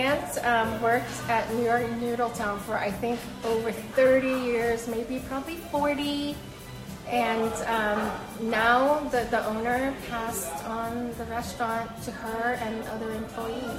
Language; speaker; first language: English; early bilingual, other home language; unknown